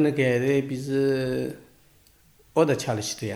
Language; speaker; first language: Turkish; non-native, learner; Chinese